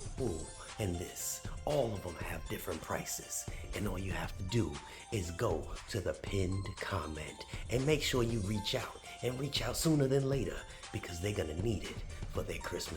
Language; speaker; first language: English; native; English